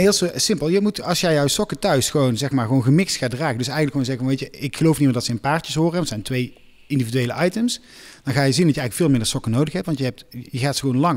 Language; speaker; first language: Dutch; native; Dutch